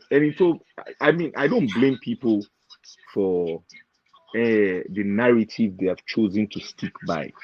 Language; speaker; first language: English; non-native, local second language; Yoruba